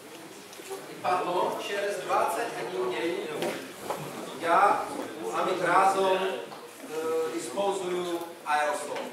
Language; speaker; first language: Russian; non-native, learner; Czech